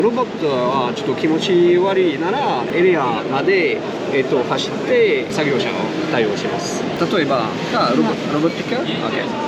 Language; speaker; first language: Japanese; non-native, fluent; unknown